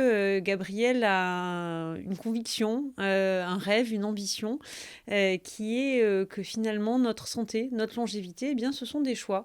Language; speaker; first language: French; native; French